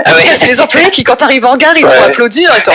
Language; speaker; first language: French; native; French